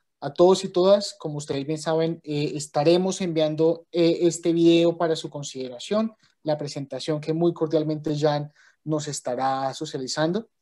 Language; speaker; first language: Spanish; native; Spanish